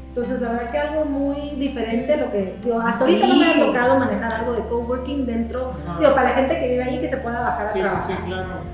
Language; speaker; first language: Spanish; early bilingual, heritage; Spanish